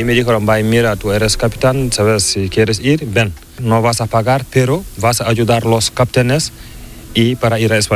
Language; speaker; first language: Spanish; non-native, learner; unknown